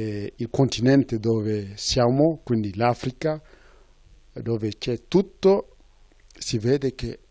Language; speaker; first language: Italian; non-native, fluent; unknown